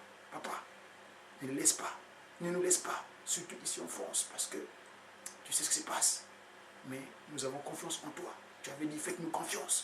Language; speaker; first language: French; non-native, local second language; Kongo